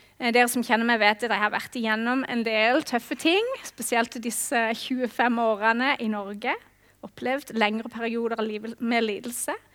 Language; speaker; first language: Norwegian; non-native, fluent; English